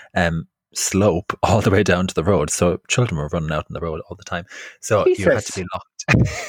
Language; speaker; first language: English; native; English